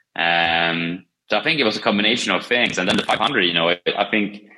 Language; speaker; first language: English; non-native, fluent; Swedish